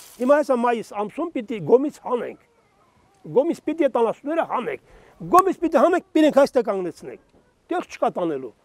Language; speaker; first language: Armenian; native; Armenian